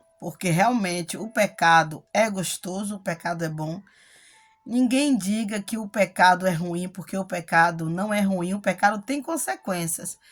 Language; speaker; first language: Portuguese; native; Portuguese